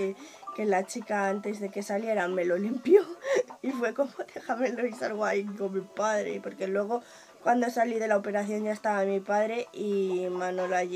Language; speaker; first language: Spanish; native; Spanish